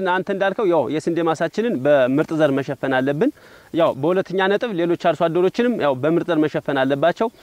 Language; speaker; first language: Amharic; native; Amharic